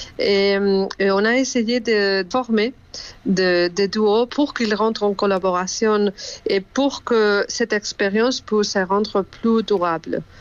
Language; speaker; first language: French; non-native, fluent; Spanish